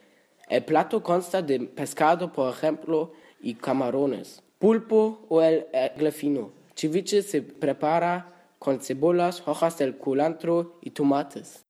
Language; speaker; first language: Spanish; non-native, learner; German